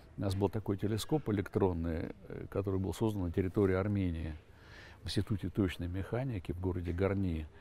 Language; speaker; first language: Russian; native; Russian